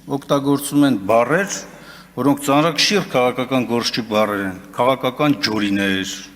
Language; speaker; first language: Armenian; native; Armenian